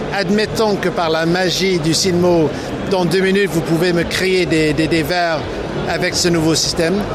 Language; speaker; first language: French; non-native, fluent; English